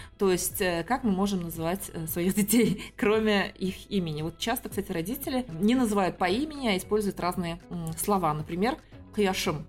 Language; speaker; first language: Russian; non-native, local second language; Tatar